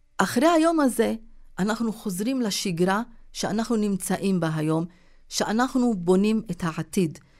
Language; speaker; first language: Hebrew; non-native, local second language; Arabic